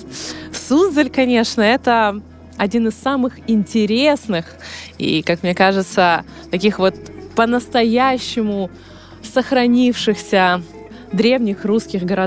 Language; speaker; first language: Russian; native; Russian